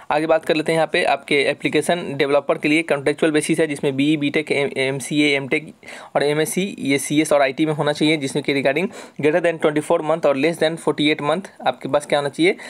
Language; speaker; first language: Hindi; native; Hindi